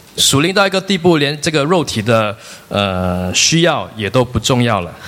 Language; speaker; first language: Chinese; non-native, local second language; Min Nan Chinese